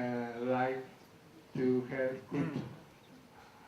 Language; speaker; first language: English; non-native, local second language; Spanish